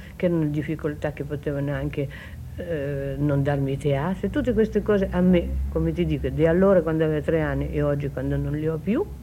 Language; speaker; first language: Italian; non-native, fluent; Russian